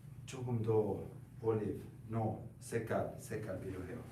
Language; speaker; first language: Korean; non-native, learner; Italian